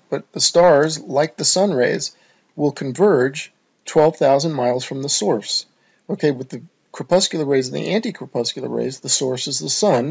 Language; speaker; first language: English; native; English